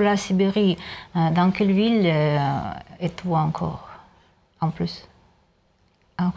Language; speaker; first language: French; non-native, learner; Russian